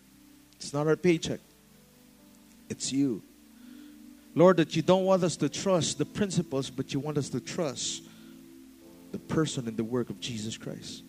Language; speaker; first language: English; non-native, local second language; Filipino